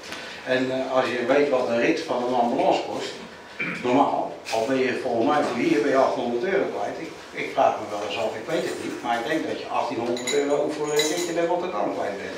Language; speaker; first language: Dutch; native; Dutch